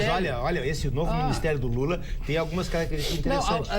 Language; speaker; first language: Portuguese; native; Portuguese